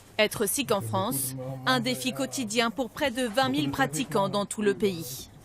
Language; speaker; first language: French; native; French